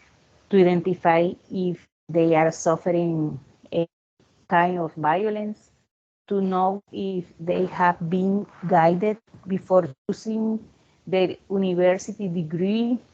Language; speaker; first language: English; non-native, learner; Spanish